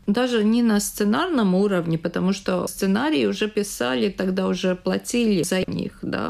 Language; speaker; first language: Russian; non-native, local second language; Latvian